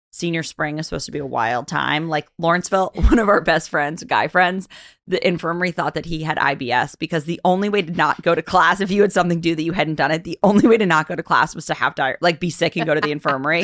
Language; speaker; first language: English; native; English